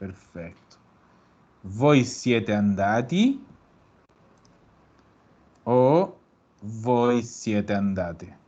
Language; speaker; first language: Italian; non-native, fluent; Spanish